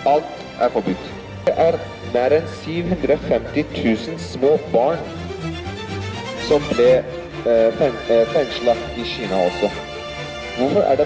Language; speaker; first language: Norwegian; non-native, fluent; Uyghur